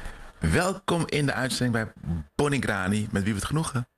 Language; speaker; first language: Dutch; native; Dutch